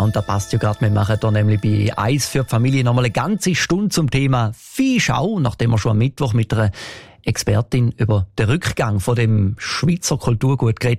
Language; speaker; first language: German; native; German